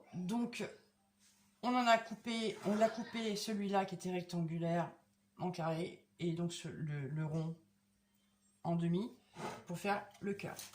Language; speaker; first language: French; native; French